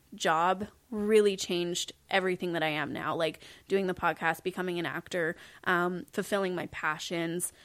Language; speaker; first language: English; native; English